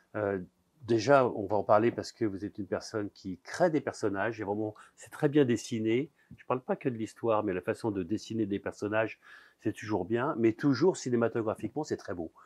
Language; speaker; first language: French; native; French